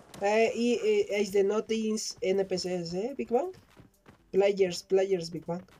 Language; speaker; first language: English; non-native, learner; Spanish